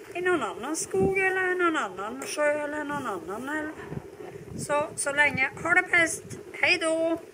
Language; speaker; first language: Swedish; native; Swedish